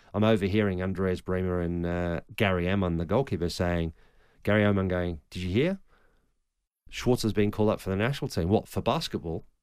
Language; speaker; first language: English; native; English